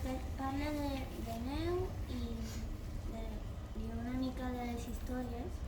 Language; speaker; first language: Catalan; non-native, local second language; Spanish